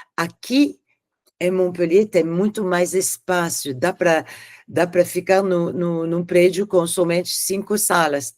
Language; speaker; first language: Portuguese; non-native, fluent; French